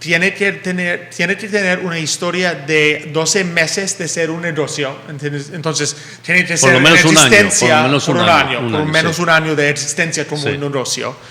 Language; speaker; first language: Spanish; early bilingual, heritage; English